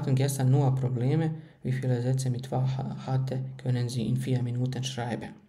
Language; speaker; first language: German; non-native, fluent; Bosnian